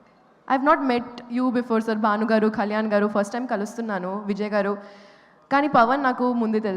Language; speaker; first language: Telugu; non-native, local second language; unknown